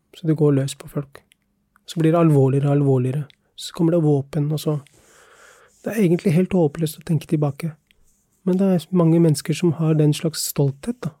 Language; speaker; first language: Norwegian; early bilingual, other home language; Urdu